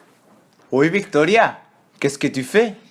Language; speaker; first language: French; non-native, learner; Spanish